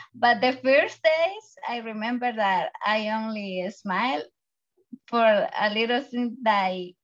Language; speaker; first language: English; non-native, learner; Spanish